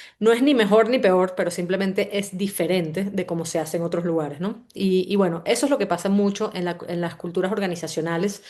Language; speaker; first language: Spanish; native; Spanish